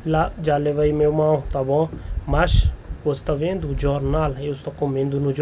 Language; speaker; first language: Portuguese; non-native, learner; Hindi